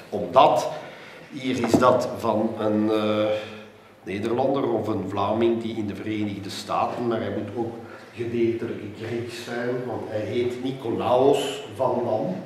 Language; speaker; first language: Dutch; non-native, local second language; French